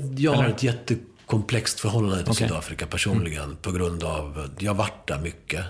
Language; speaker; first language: Swedish; early bilingual, other home language; Spanish